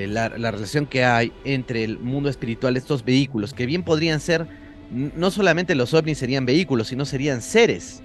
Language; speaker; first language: Spanish; native; Spanish